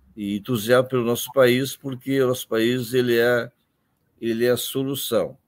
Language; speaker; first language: Portuguese; native; Portuguese